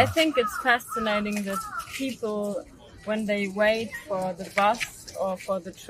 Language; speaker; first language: English; non-native, fluent; German